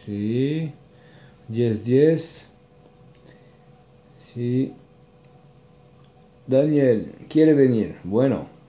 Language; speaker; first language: Spanish; non-native, learner; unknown